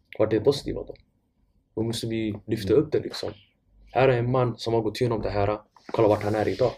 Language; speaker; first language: Swedish; non-native, fluent; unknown